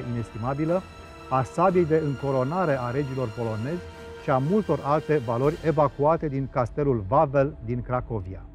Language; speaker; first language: Romanian; native; Romanian